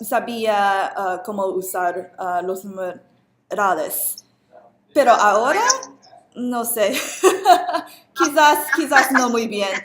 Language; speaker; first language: Spanish; non-native, learner; English